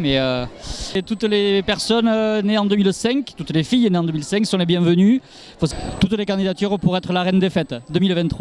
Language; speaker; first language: French; native; French